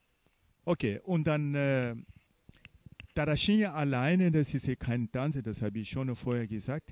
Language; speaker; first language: German; non-native, fluent; Portuguese